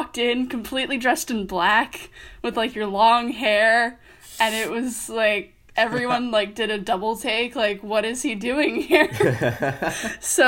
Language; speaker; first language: English; native; English